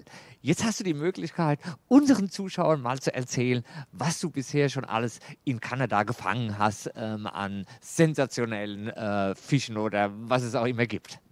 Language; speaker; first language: German; native; German